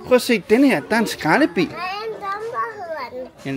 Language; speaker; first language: Danish; native; Danish